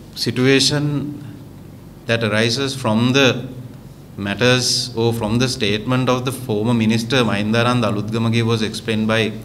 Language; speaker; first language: English; non-native, local second language; Sinhala